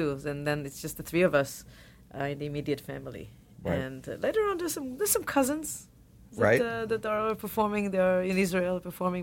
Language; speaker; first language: English; non-native, fluent; Hebrew